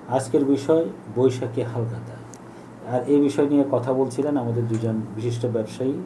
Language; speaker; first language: Bangla; native; Bangla